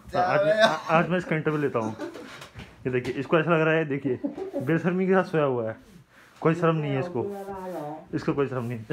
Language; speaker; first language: Hindi; native; Hindi